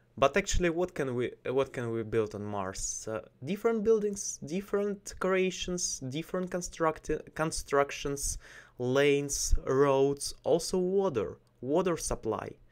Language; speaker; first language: English; non-native, learner; Russian